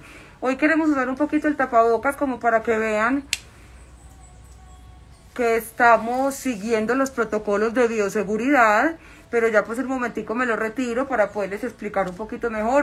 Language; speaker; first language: Spanish; native; Spanish